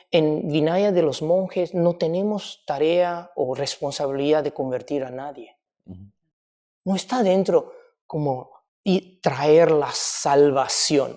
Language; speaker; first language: Spanish; non-native, fluent; Chinese